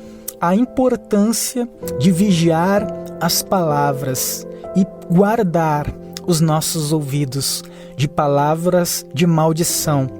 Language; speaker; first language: Portuguese; native; Portuguese